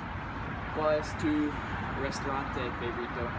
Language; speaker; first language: Spanish; non-native, learner; English